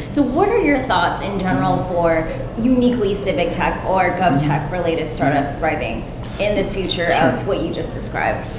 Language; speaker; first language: English; native; English